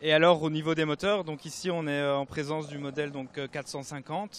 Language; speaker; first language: French; native; French